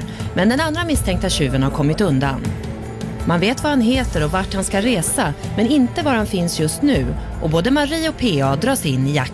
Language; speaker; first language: Swedish; native; Swedish